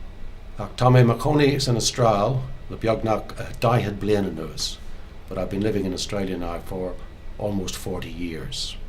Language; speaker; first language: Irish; non-native, local second language; English